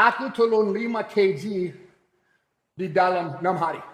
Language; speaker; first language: Indonesian; non-native, fluent; English